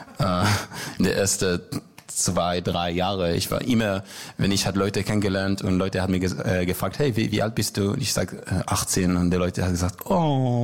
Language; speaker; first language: German; non-native, learner; Hebrew